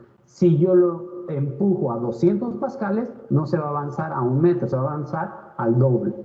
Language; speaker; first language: Spanish; native; Spanish